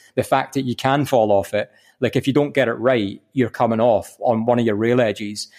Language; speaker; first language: English; native; English